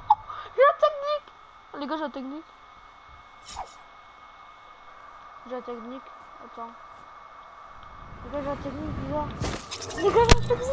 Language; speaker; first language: French; native; French